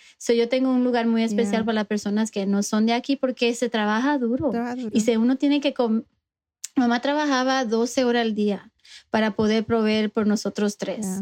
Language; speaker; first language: Spanish; early bilingual, heritage; Spanish